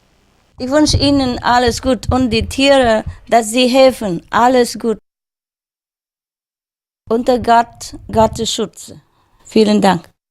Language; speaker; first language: German; non-native, learner; Vietnamese